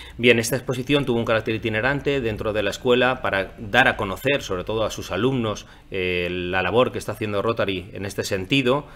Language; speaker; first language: Spanish; non-native, local second language; Catalan